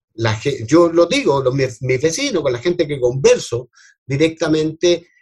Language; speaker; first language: Spanish; native; Spanish